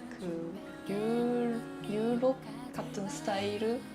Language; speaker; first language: Korean; non-native, learner; Japanese